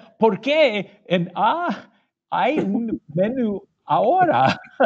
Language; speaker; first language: Spanish; non-native, learner; English